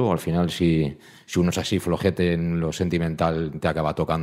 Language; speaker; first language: Spanish; native; Spanish